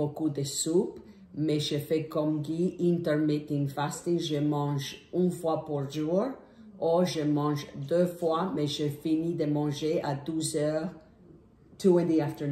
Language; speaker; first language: French; non-native, learner; English